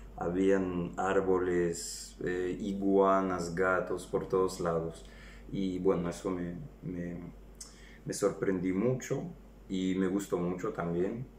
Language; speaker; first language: Spanish; non-native, fluent; French